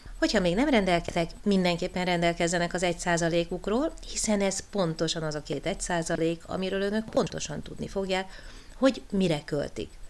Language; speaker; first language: Hungarian; native; Hungarian